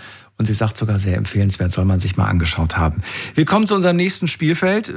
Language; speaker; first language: German; native; German